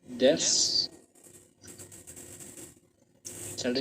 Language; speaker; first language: Turkish; non-native, fluent; Indonesian